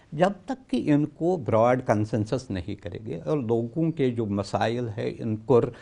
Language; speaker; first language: Hindi; non-native, local second language; Kashmiri